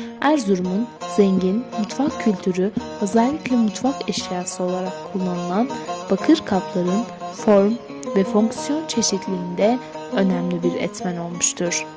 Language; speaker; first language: Turkish; native; Turkish